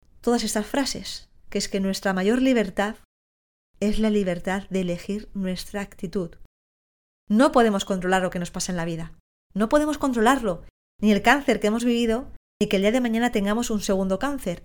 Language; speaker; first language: Spanish; native; Spanish